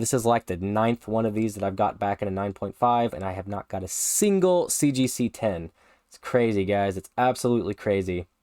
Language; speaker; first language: English; native; English